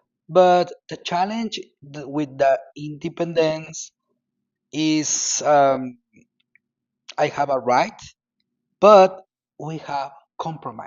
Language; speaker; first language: English; non-native, learner; Spanish